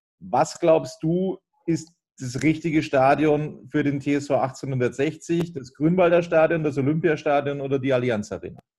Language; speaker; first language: German; native; German